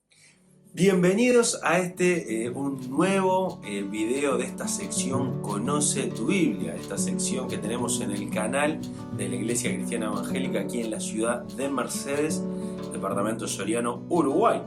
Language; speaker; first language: Spanish; native; Spanish